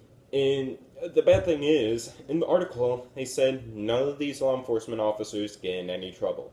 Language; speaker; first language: English; native; English